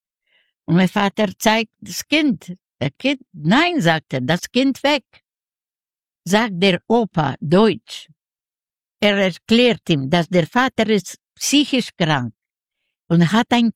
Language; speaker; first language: German; non-native, learner; Yiddish